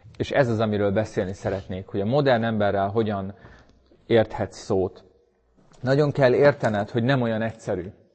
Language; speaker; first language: Hungarian; native; Hungarian